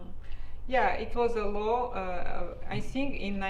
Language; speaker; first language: English; non-native, fluent; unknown